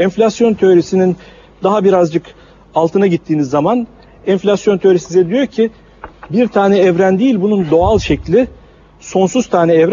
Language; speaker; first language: Turkish; native; Turkish